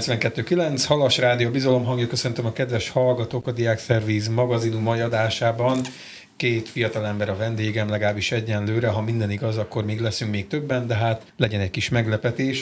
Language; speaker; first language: Hungarian; native; Hungarian